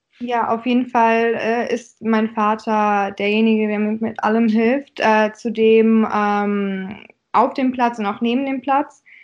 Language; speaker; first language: German; early bilingual, other home language; Russian